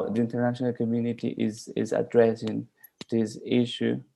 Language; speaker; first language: English; non-native, fluent; Spanish